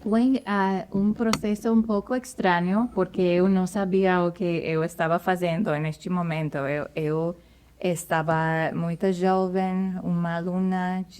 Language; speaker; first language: Portuguese; non-native, fluent; English